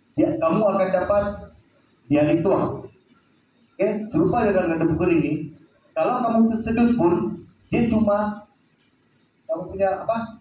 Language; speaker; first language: Malay; native; Malay